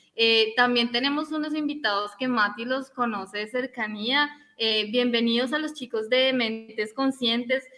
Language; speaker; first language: Spanish; native; Spanish